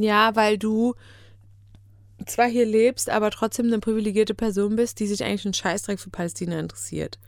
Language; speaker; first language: German; native; German